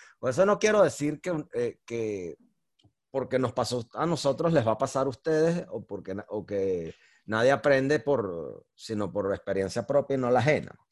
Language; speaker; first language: Spanish; native; Spanish